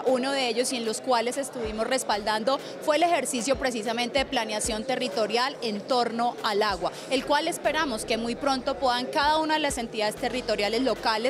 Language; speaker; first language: Spanish; native; Spanish